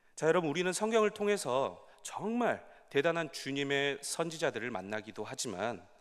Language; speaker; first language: Korean; native; Korean